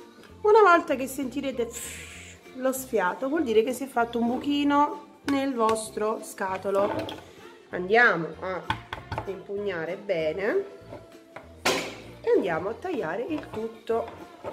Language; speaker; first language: Italian; native; Italian